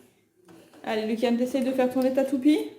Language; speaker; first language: French; native; French